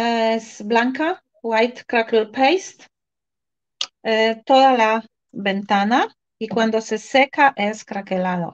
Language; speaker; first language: Spanish; non-native, fluent; Polish